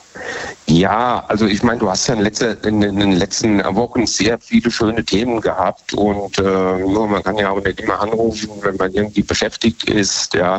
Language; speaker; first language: German; native; German